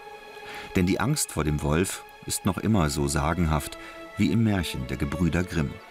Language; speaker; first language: German; native; German